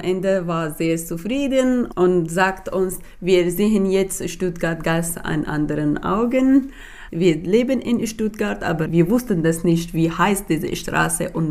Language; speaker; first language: German; non-native, learner; Persian